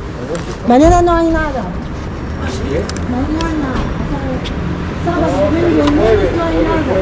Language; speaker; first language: Spanish; non-native, learner; Filipino